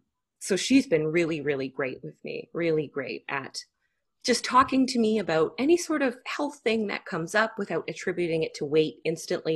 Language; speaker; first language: English; native; English